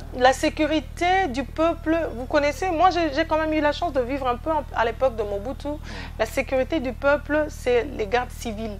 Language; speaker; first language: French; non-native, local second language; Lingala